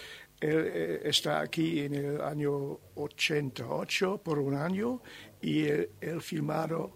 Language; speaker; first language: Spanish; non-native, learner; German